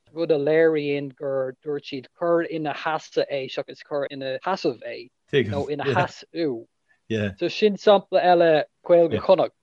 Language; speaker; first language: Irish; non-native, local second language; English